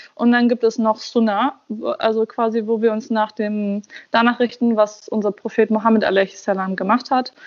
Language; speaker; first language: German; early bilingual, other home language; Persian